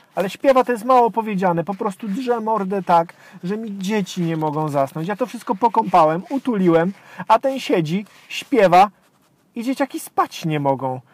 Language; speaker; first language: Polish; native; Polish